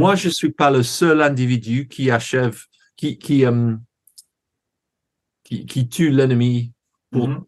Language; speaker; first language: French; non-native, learner; English